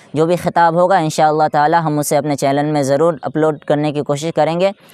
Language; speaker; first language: Urdu; native; Urdu